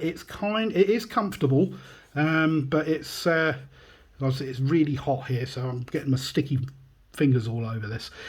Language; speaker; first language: English; native; English